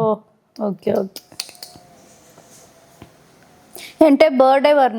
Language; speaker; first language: Malayalam; non-native, learner; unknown